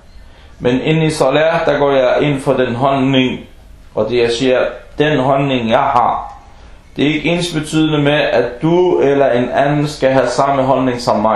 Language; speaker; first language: Danish; non-native, local second language; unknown